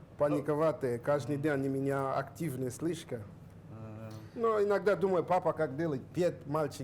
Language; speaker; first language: Russian; non-native, learner; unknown